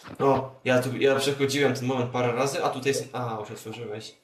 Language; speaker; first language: Polish; native; Polish